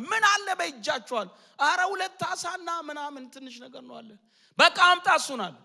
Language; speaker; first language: Amharic; non-native, local second language; Oromo